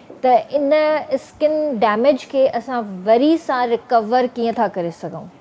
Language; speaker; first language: Sindhi; native; Sindhi